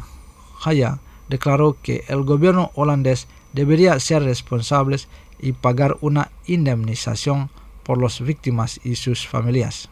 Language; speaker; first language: Spanish; non-native, fluent; Indonesian